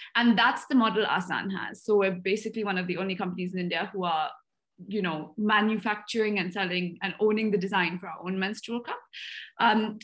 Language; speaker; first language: English; native; English